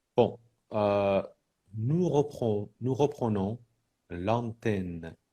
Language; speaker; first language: French; non-native, fluent; Persian